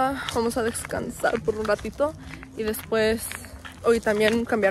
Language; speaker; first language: Spanish; early bilingual, heritage; Spanish